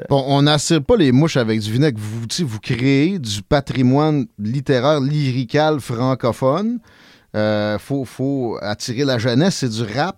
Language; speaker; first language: French; native; French